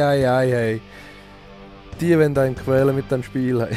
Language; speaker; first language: German; native; German